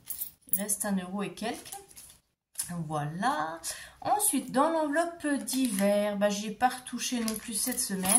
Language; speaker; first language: French; native; French